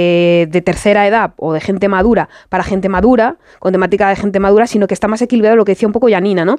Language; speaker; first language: Spanish; native; Spanish